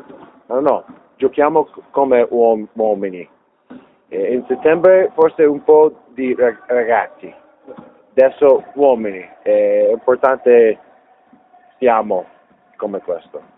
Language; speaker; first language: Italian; non-native, learner; English